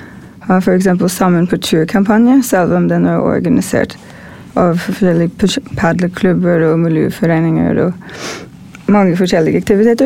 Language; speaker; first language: Norwegian; non-native, fluent; English